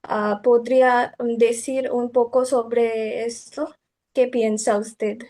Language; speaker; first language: Spanish; non-native, fluent; Bangla